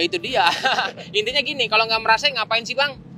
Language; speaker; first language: Indonesian; native; Indonesian